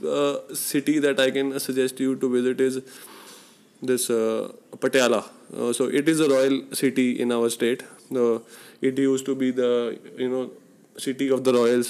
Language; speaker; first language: English; non-native, local second language; Punjabi